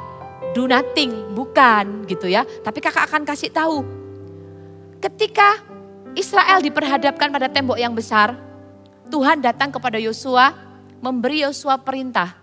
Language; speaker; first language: Indonesian; native; Indonesian